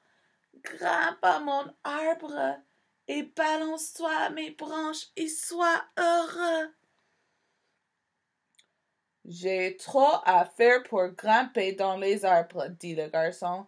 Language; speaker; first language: French; non-native, fluent; English